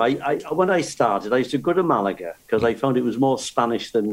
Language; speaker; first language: English; native; English